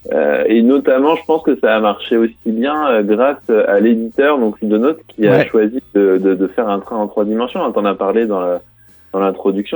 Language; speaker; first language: French; native; French